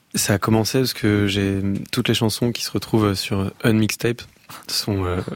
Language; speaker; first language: French; native; French